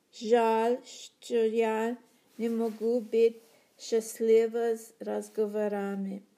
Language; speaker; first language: Russian; non-native, learner; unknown